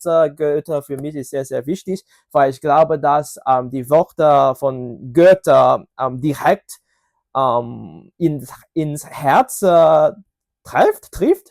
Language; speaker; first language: German; non-native, learner; Cantonese